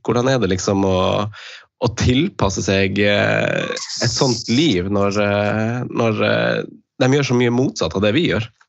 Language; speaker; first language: Norwegian; native; Norwegian